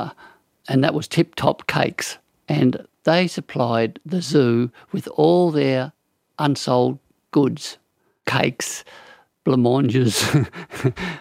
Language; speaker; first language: English; native; English